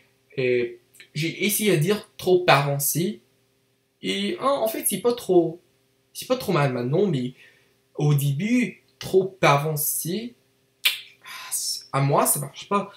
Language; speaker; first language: French; non-native, learner; English